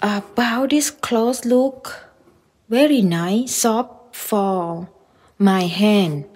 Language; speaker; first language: English; non-native, learner; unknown